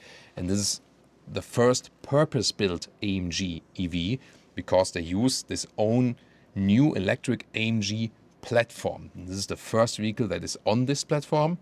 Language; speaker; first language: English; non-native, fluent; German